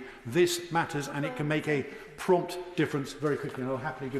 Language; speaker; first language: English; native; English